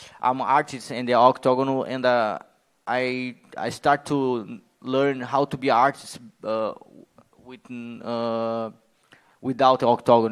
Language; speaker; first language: English; non-native, learner; Portuguese